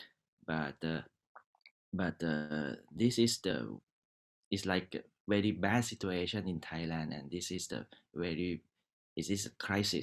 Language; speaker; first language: English; non-native, learner; Thai